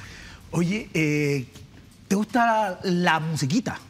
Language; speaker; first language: Spanish; native; Spanish